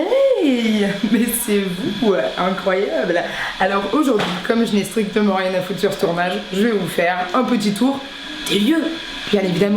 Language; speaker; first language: French; native; French